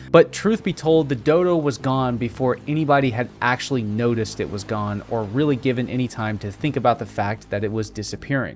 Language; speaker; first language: English; native; English